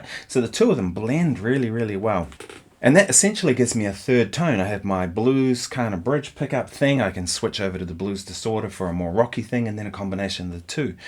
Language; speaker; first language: English; native; English